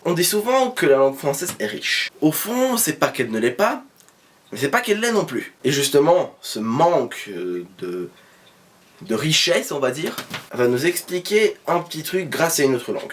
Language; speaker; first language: French; native; French